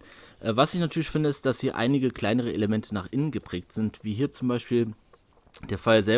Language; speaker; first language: German; native; German